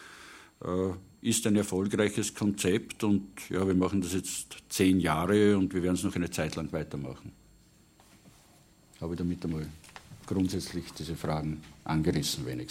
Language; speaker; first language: German; native; German